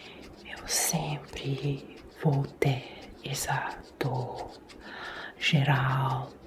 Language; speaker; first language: Portuguese; non-native, fluent; Italian